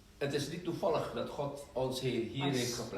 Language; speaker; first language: Dutch; non-native, fluent; Indonesian